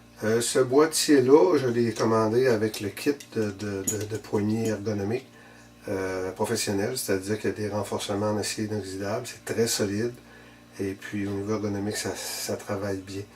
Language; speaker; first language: French; native; French